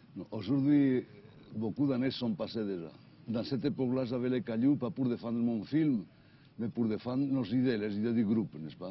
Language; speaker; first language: French; non-native, fluent; Spanish